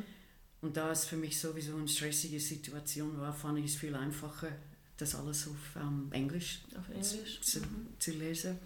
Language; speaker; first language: German; non-native, fluent; English